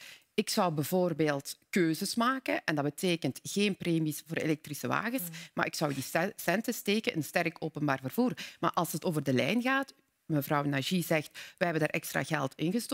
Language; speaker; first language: Dutch; native; Dutch